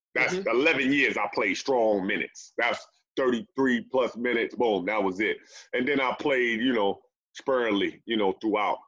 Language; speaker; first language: English; native; English